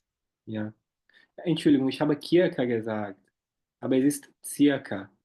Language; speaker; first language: German; non-native, fluent; Portuguese